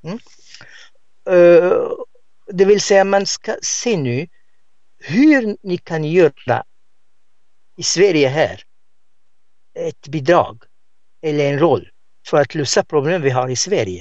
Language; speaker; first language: Swedish; non-native, fluent; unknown